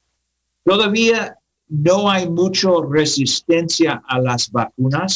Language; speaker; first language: Spanish; non-native, learner; English